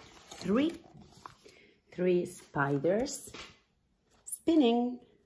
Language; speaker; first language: English; non-native, fluent; Spanish